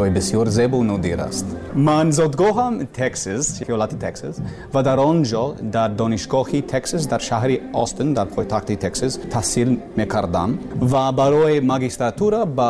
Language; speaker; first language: Persian; non-native, learner; English